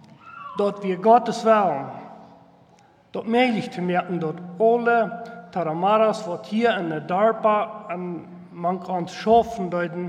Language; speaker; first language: German; non-native, local second language; Plautdietsch